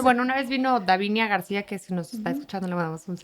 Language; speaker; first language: Spanish; native; Spanish